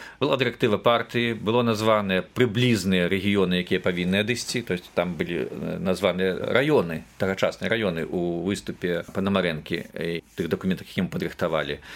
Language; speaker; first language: Belarusian; native; Belarusian